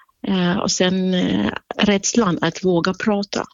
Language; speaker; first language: Swedish; non-native, fluent; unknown